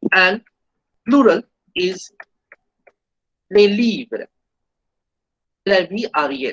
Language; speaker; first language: French; non-native, fluent; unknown